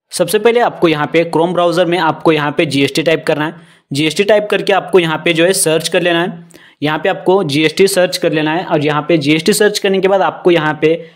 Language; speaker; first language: Hindi; non-native, local second language; Marathi